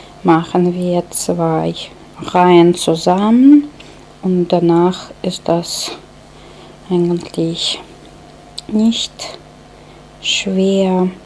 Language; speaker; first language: German; non-native, fluent; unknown